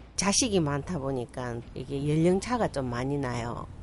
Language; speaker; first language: Korean; native; Korean